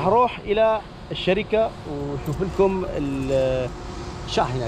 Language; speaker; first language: Arabic; native; Arabic